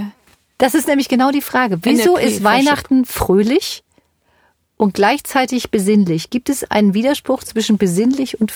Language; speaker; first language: German; native; German